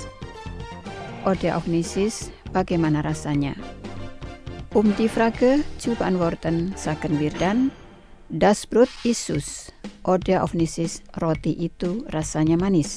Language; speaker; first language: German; non-native, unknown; Indonesian